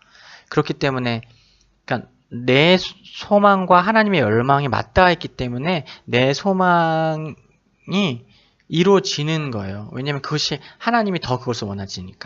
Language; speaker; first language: Korean; native; Korean